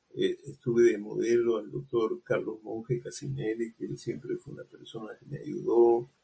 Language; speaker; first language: Spanish; native; Spanish